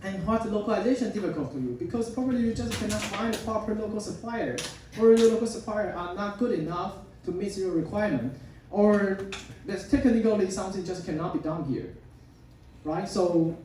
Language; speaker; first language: English; non-native, fluent; Chinese